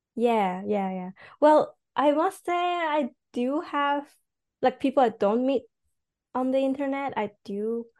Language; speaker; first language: English; non-native, fluent; Cantonese